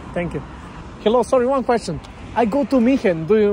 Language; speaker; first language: English; non-native, learner; Serbian